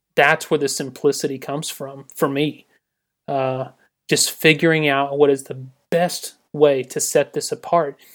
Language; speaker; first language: English; native; English